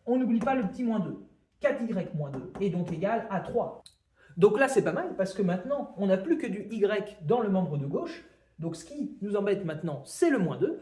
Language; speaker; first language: French; native; French